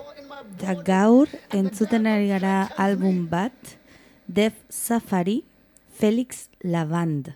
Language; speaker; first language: Basque; non-native, local second language; Spanish